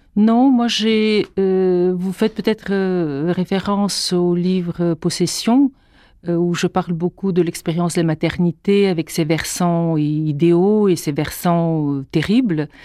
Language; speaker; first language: French; non-native, fluent; Bulgarian